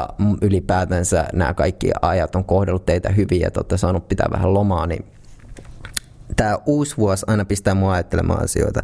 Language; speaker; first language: Finnish; native; Finnish